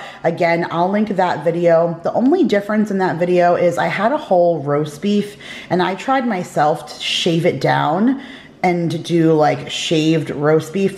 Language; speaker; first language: English; native; English